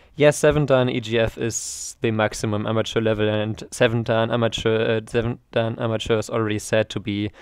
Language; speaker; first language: English; non-native, fluent; German